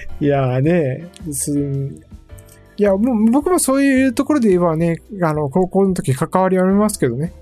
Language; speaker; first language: Japanese; native; Japanese